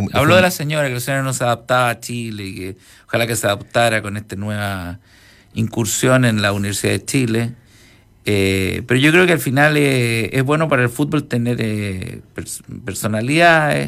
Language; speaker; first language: Spanish; native; Spanish